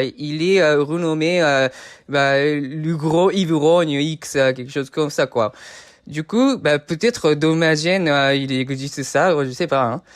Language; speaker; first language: French; non-native, fluent; Japanese